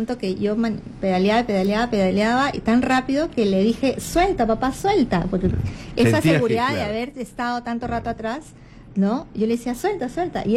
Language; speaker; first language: Spanish; native; Spanish